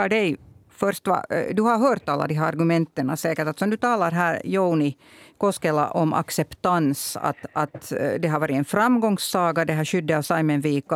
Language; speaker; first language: Swedish; native; Swedish